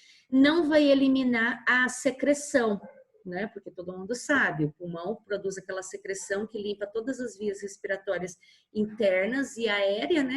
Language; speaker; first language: Portuguese; native; Portuguese